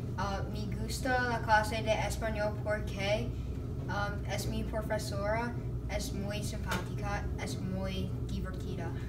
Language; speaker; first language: Spanish; non-native, learner; English